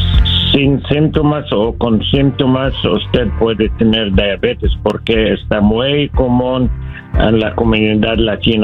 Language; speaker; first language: Spanish; non-native, learner; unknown